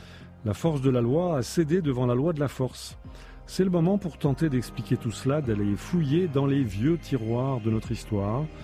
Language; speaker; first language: French; native; French